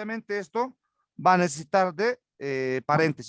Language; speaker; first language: Spanish; native; Spanish